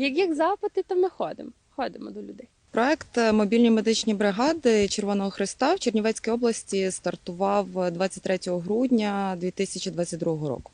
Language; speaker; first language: Ukrainian; native; Ukrainian